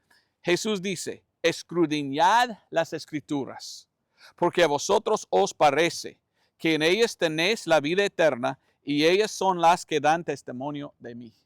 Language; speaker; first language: Spanish; non-native, fluent; English